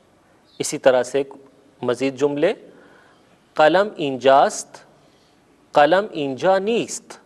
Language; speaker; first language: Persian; non-native, fluent; Urdu